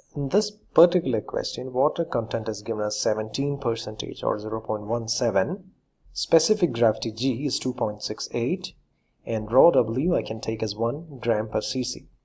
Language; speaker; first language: English; non-native, local second language; Malayalam